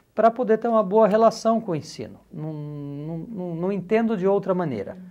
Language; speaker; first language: Portuguese; native; Portuguese